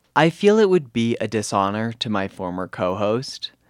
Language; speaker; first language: English; native; English